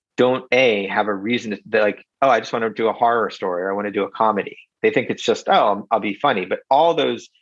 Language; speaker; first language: English; native; English